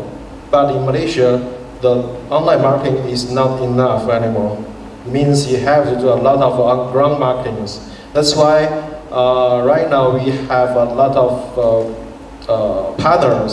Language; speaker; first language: English; non-native, fluent; Chinese